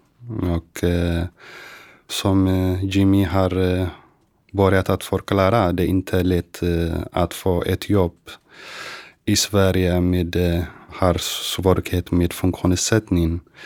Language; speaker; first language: Swedish; non-native, fluent; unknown